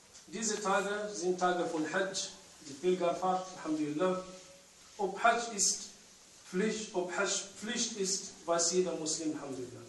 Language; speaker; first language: German; non-native, fluent; Arabic